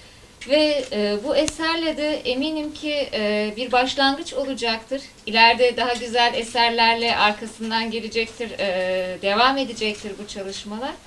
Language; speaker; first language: Turkish; native; Turkish